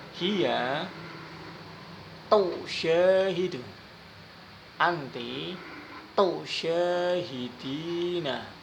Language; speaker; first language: Arabic; non-native, fluent; Indonesian